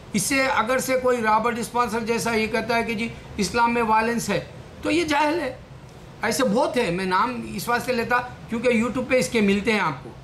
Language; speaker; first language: Urdu; native; Urdu